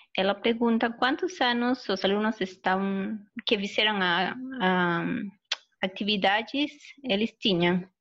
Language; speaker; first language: Portuguese; non-native, fluent; Spanish